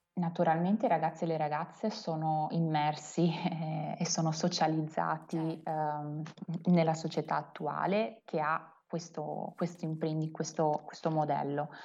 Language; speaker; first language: Italian; native; Italian